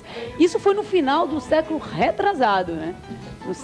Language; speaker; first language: Portuguese; native; Portuguese